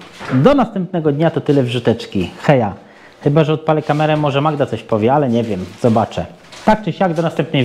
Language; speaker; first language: Polish; native; Polish